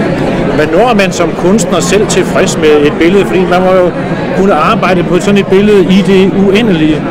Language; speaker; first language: Danish; native; Danish